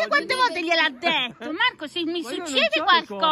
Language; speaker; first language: Italian; native; Italian